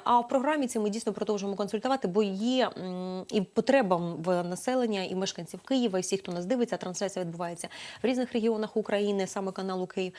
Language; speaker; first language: Ukrainian; native; Ukrainian